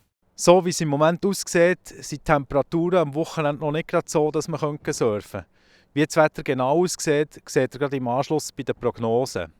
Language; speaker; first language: German; native; German